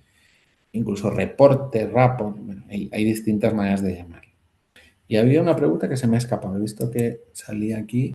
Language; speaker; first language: Spanish; native; Spanish